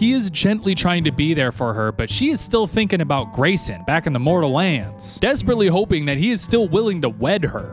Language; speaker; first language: English; native; English